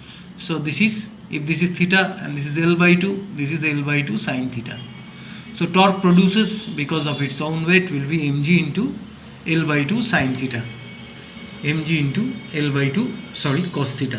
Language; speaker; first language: English; non-native, local second language; Bangla